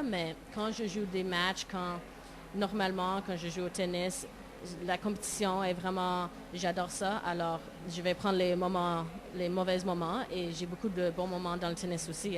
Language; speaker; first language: French; non-native, local second language; English